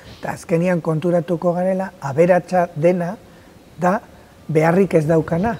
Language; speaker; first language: Basque; native; Basque